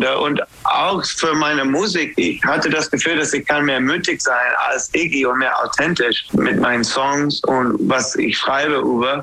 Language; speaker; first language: German; non-native, fluent; English